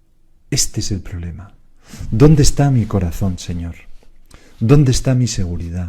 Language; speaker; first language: Spanish; native; Spanish